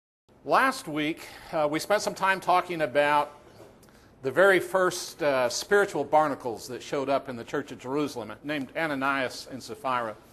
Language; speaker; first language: English; native; English